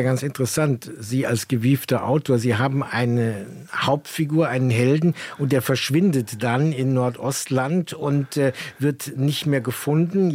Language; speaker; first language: German; native; German